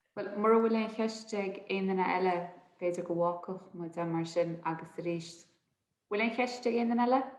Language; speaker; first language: Irish; native; Irish